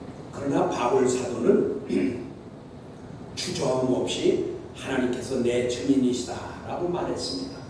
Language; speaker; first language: Korean; native; Korean